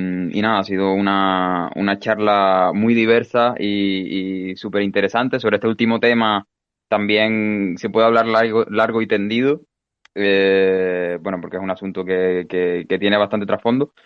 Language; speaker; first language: Spanish; native; Spanish